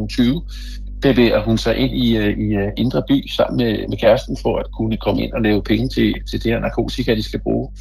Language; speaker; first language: Danish; native; Danish